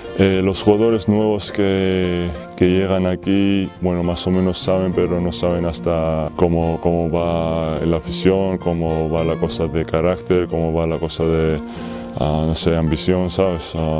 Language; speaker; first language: Spanish; non-native, fluent; Georgian